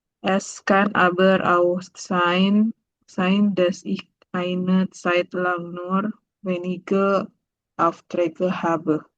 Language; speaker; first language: German; non-native, learner; Indonesian